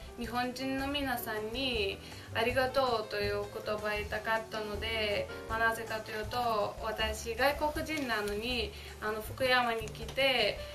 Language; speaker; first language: Japanese; non-native, fluent; Bulgarian